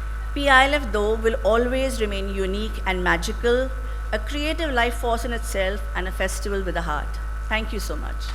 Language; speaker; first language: English; non-native, local second language; Marathi